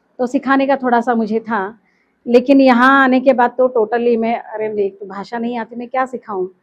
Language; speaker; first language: Hindi; non-native, local second language; Kannada